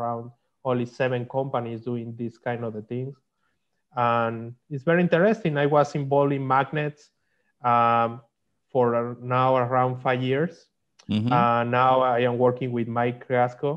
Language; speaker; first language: English; non-native, learner; Spanish